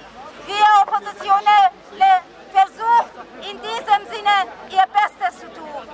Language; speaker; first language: German; non-native, learner; Persian